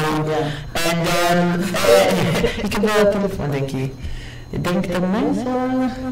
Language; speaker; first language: Dutch; non-native, learner; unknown